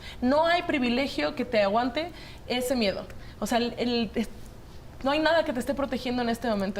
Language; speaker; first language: Spanish; native; Spanish